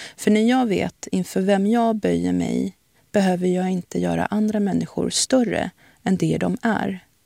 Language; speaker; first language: Swedish; early bilingual, other home language; Arabic